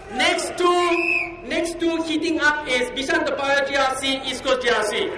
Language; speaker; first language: English; non-native, local second language; Chinese